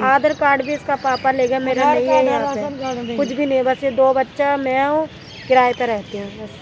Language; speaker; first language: Hindi; native; Hindi